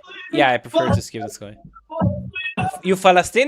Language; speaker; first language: English; native; English